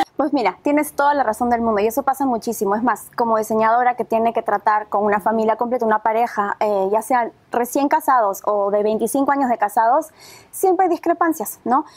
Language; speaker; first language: Spanish; native; Spanish